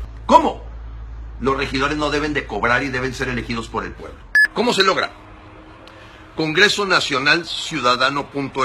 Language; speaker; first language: Spanish; native; Spanish